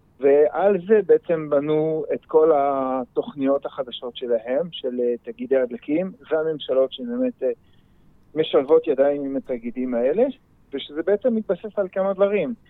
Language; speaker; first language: Hebrew; native; Hebrew